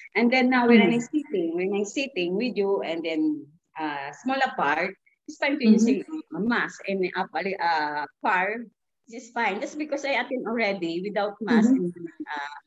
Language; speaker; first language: English; non-native, local second language; Filipino